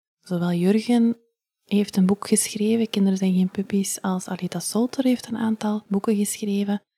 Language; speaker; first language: Dutch; native; Dutch